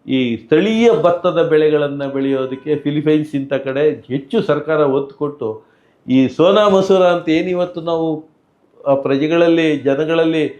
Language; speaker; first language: Kannada; native; Kannada